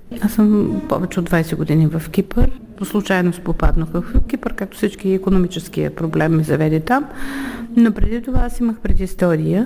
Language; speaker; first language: Bulgarian; native; Bulgarian